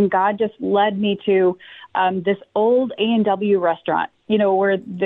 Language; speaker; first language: English; native; English